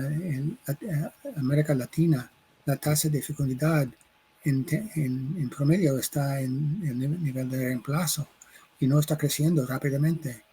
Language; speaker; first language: Spanish; non-native, fluent; English